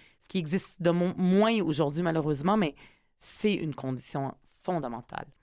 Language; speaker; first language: French; early bilingual, other home language; Arabic